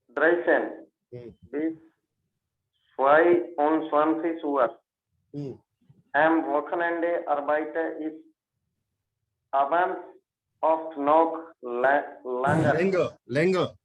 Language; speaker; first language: German; non-native, learner; Hindi